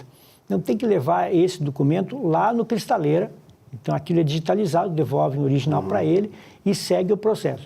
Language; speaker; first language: Portuguese; native; Portuguese